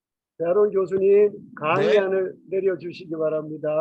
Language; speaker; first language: Korean; native; Korean